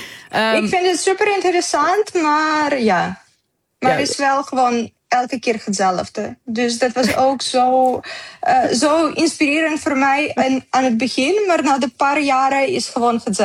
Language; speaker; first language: Dutch; non-native, learner; Ukrainian